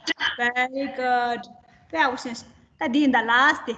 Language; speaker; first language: English; non-native, learner; Tibetan